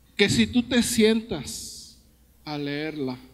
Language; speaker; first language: Spanish; early bilingual, heritage; Spanish